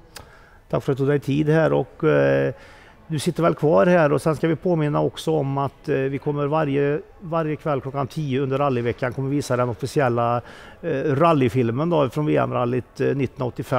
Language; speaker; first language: Swedish; native; Swedish